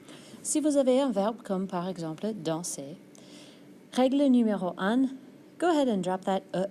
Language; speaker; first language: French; non-native, fluent; English